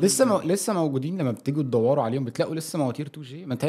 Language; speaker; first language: Arabic; native; Arabic